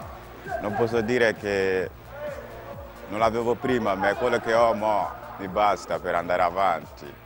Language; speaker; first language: Italian; non-native, fluent; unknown